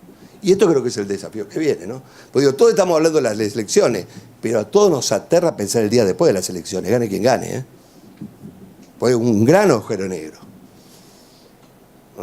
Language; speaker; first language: Spanish; native; Spanish